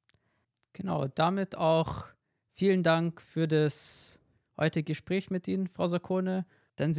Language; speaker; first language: German; native; German